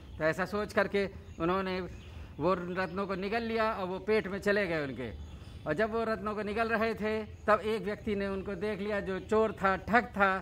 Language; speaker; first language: Hindi; native; Hindi